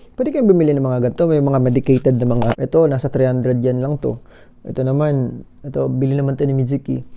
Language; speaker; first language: Filipino; native; Filipino